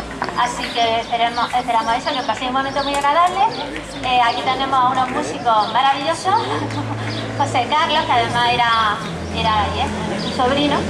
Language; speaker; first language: Spanish; native; Spanish